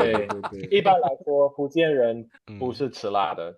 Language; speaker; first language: Chinese; non-native, fluent; English